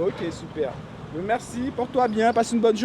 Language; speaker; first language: French; native; French